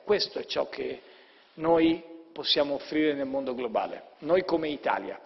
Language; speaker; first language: Italian; native; Italian